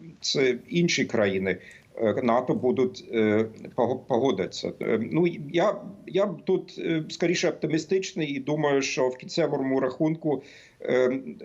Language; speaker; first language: Ukrainian; non-native, fluent; German